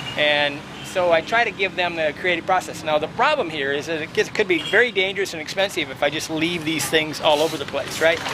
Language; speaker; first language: English; native; English